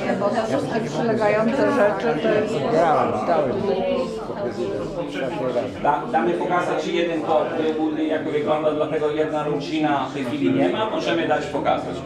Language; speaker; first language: Polish; non-native, learner; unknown